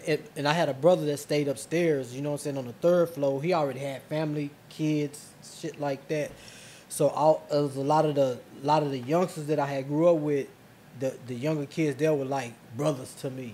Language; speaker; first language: English; native; English